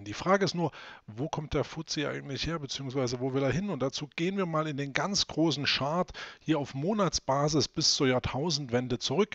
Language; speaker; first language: German; native; German